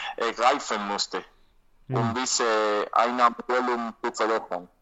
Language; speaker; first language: German; non-native, learner; Spanish